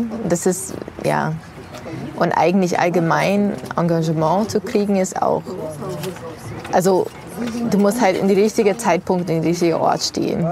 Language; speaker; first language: German; non-native, fluent; English